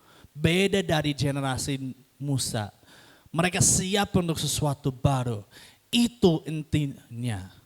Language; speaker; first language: Indonesian; non-native, fluent; English